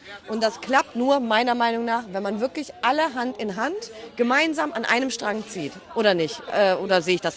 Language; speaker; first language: German; native; German